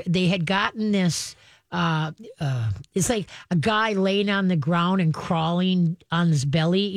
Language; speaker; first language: English; native; English